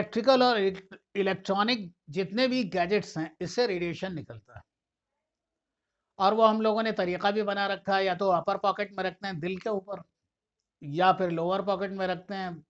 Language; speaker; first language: Urdu; native; Urdu